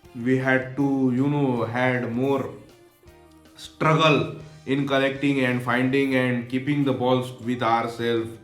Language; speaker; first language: English; non-native, local second language; Marathi